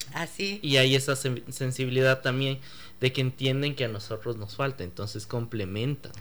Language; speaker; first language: Spanish; native; Spanish